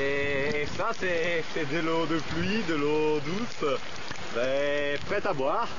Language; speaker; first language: French; non-native, fluent; Italian